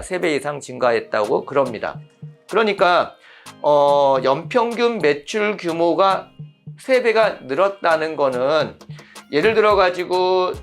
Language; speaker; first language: Korean; native; Korean